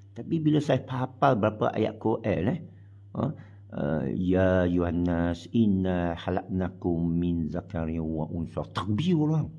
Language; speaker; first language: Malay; non-native, local second language; Chinese